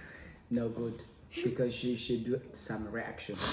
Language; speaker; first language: English; non-native, learner; Amharic